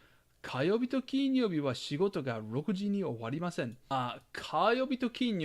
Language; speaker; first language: Japanese; non-native, fluent; English